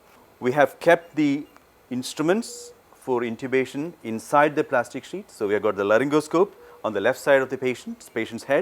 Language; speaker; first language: English; non-native, local second language; Malayalam